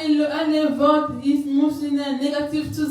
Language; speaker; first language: German; non-native, learner; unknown